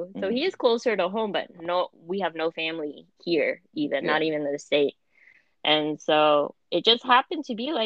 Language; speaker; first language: English; non-native, fluent; German